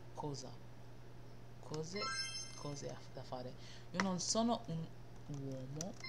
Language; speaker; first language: Italian; non-native, learner; English